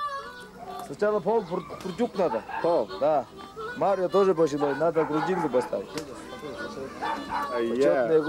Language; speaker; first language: Russian; non-native, local second language; Tuvinian